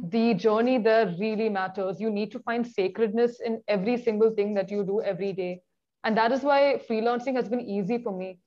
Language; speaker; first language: English; non-native, local second language; Malayalam